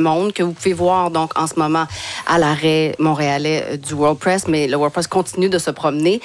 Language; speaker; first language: French; native; French